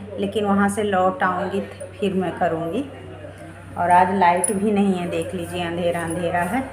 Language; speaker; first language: Hindi; native; Hindi